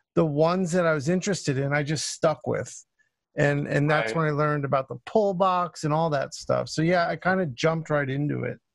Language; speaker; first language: English; native; English